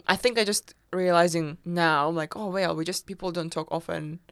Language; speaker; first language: English; non-native, fluent; Russian